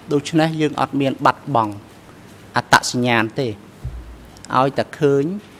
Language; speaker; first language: Khmer; non-native, local second language; Western Cham